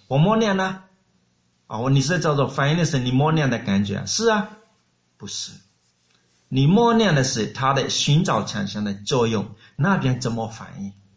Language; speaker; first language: Chinese; non-native, fluent; Burmese